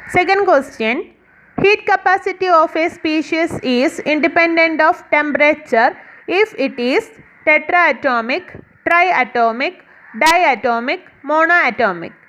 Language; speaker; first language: English; non-native, local second language; Malayalam